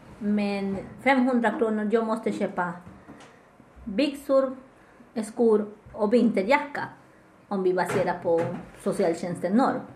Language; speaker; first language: Swedish; non-native, fluent; Spanish